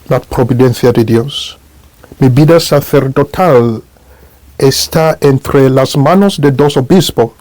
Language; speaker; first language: Spanish; non-native, fluent; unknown